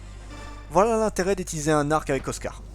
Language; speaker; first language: French; native; French